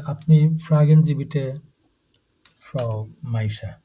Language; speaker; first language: German; non-native, fluent; Bangla